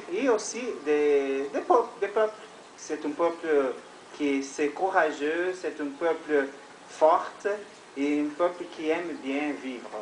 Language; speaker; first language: French; non-native, learner; Portuguese